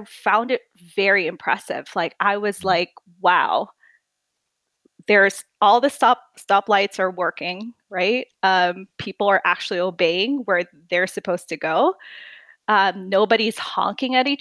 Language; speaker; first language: English; non-native, local second language; Filipino